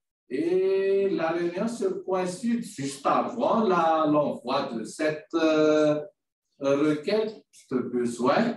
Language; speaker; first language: French; non-native, local second language; Malagasy